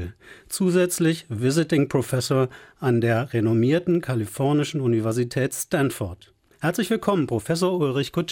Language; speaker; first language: German; native; German